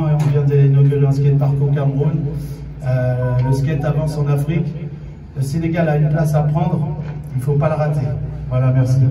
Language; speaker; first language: French; native; French